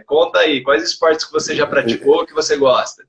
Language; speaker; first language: Portuguese; native; Portuguese